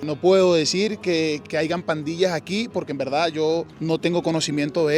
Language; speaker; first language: Spanish; native; Spanish